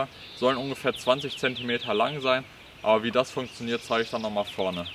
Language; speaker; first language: German; native; German